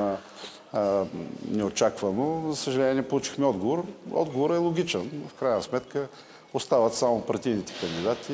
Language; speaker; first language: Bulgarian; native; Bulgarian